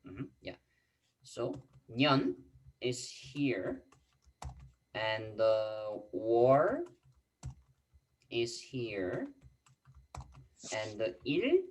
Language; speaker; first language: English; non-native, fluent; Korean